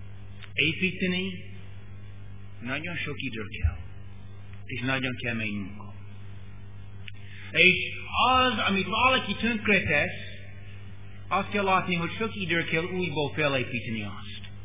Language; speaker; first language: Hungarian; non-native, learner; English